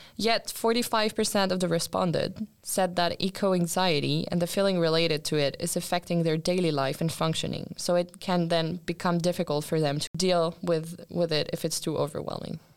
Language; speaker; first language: English; non-native, fluent; French